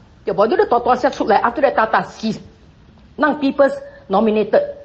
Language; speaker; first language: English; non-native, local second language; Min Nan Chinese